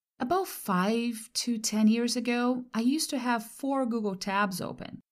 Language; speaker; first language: English; non-native, fluent; Portuguese